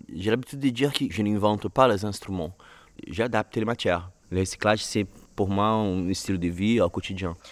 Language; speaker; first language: French; non-native, fluent; Portuguese